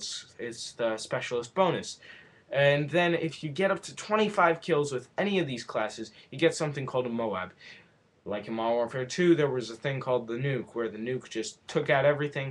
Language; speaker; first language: English; native; English